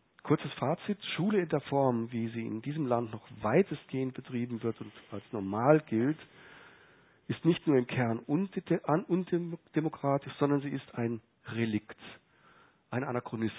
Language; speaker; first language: German; native; German